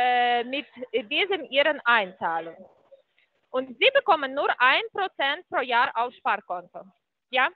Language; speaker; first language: German; non-native, fluent; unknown